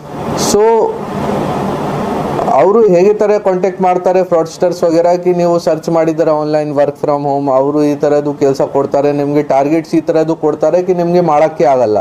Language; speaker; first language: Kannada; non-native, local second language; Hindi